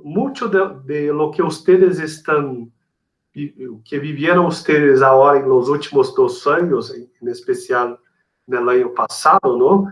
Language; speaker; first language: Spanish; non-native, fluent; Portuguese